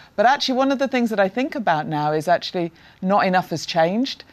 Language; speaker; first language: English; native; English